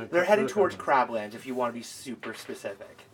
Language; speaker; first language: English; native; English